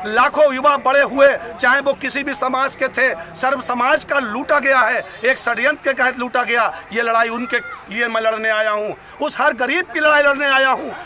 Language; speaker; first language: Hindi; native; Hindi